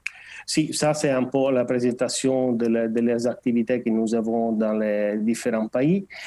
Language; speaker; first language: French; non-native, learner; Portuguese